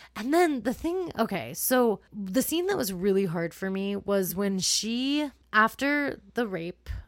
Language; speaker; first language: English; native; English